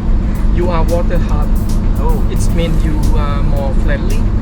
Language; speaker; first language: English; non-native, learner; Thai